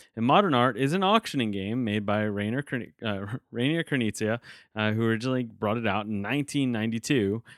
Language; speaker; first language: English; native; English